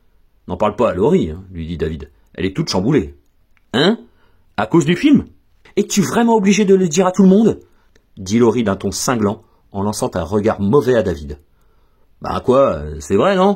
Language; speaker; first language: French; native; French